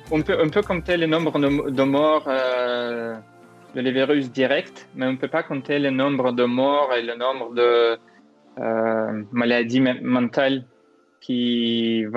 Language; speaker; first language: French; non-native, learner; Russian